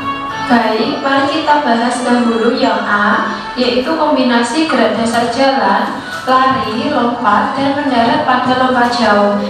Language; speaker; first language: Indonesian; native; Indonesian